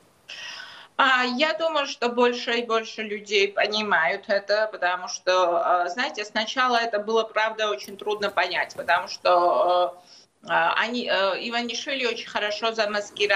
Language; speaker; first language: Russian; non-native, local second language; Georgian